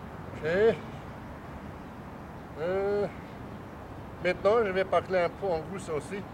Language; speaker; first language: French; non-native, fluent; Chinese